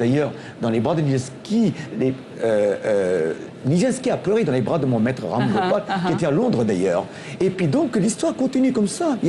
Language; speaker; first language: French; non-native, local second language; Tamil